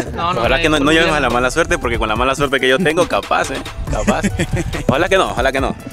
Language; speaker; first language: Spanish; native; Spanish